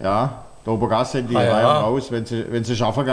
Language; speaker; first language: German; native; German